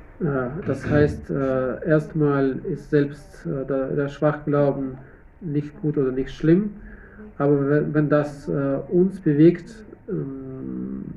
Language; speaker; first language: German; non-native, fluent; Russian